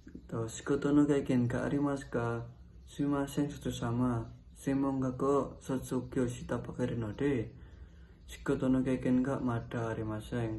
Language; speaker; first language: Japanese; non-native, learner; Indonesian